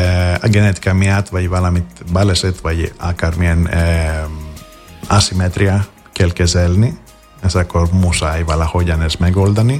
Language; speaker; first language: Hungarian; non-native, fluent; Greek